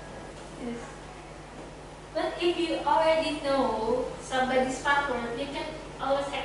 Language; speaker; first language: English; non-native, fluent; Indonesian